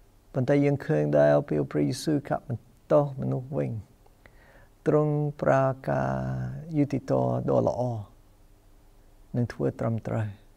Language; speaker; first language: Khmer; non-native, fluent; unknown